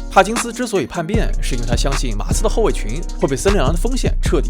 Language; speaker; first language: Chinese; native; Chinese